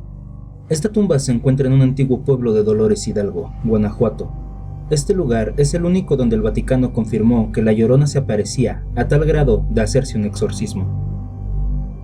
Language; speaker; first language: Spanish; native; Spanish